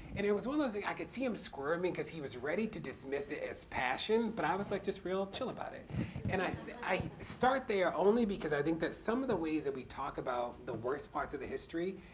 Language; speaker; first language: English; native; English